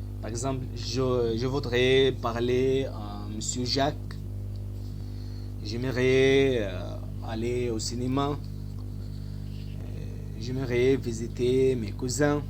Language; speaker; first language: French; non-native, fluent; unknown